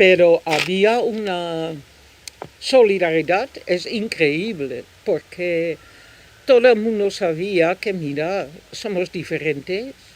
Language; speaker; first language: Spanish; non-native, fluent; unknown